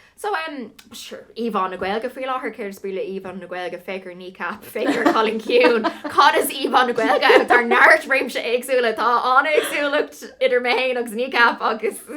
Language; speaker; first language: Irish; non-native, local second language; English